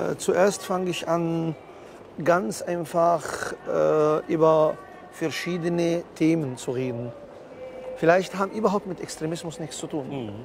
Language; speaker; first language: German; non-native, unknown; Arabic